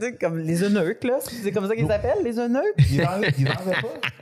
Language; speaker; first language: French; native; French